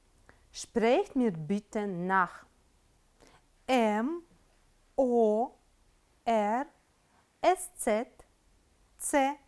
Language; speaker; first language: German; non-native, fluent; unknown